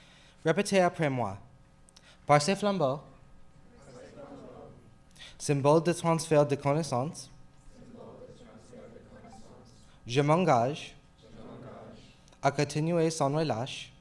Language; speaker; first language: French; non-native, learner; English